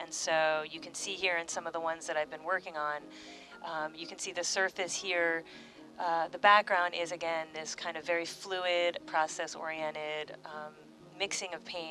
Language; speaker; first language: English; native; English